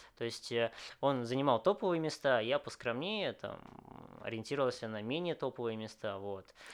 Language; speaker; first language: Russian; early bilingual, other home language; Vietnamese